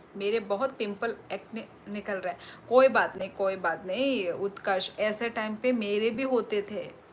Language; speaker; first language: Hindi; non-native, local second language; Kok Borok